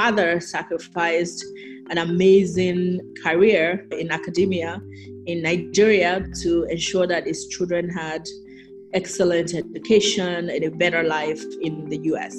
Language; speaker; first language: English; non-native, local second language; Yoruba